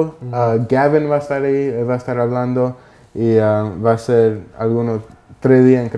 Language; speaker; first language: Spanish; early bilingual, heritage; Spanish